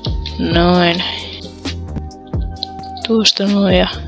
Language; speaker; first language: Finnish; native; Finnish